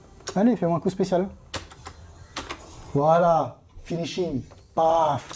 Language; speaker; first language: French; native; French